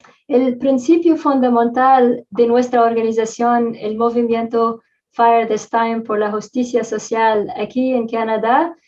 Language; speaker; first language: Spanish; non-native, fluent; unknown